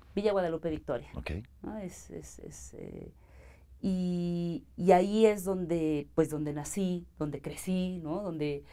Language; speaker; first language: Spanish; native; Spanish